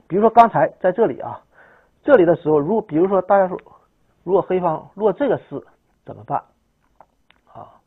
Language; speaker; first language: Chinese; native; Chinese